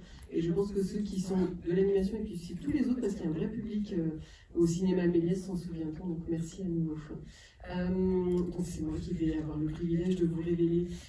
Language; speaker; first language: French; native; French